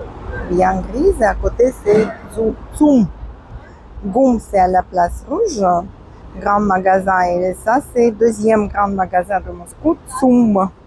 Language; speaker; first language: French; non-native, fluent; Russian